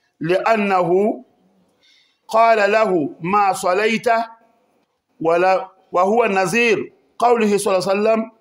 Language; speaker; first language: Arabic; non-native, fluent; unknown